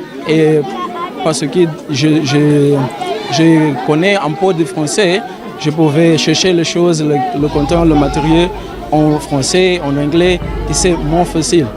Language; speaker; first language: French; non-native, learner; Portuguese